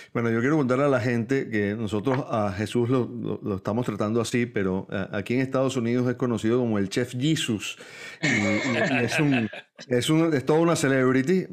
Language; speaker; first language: Spanish; native; Spanish